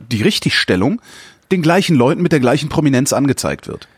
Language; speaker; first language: German; native; German